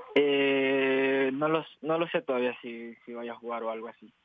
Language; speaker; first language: Spanish; native; Spanish